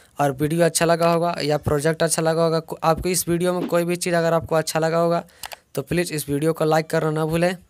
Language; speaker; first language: Hindi; native; Hindi